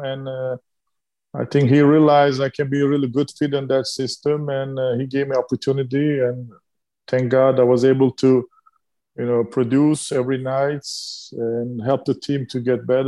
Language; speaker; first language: English; non-native, fluent; Turkish